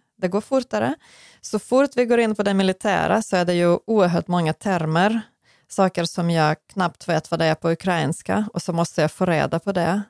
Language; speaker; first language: Swedish; non-native, fluent; Ukrainian